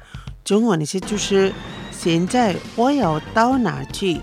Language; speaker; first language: Chinese; non-native, fluent; Indonesian